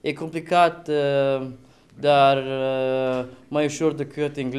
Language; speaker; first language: Romanian; non-native, learner; English